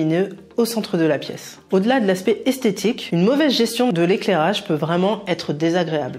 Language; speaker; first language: French; native; French